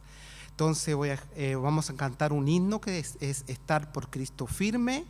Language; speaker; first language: Spanish; native; Spanish